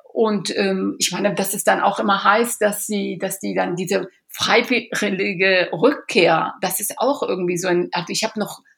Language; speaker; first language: German; early bilingual, other home language; Persian